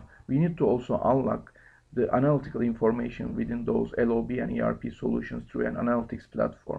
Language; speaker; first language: English; non-native, fluent; Turkish